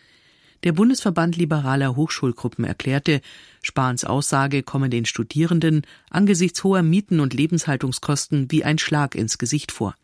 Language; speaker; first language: German; native; German